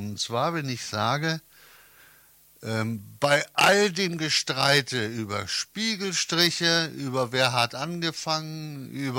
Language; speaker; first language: German; native; German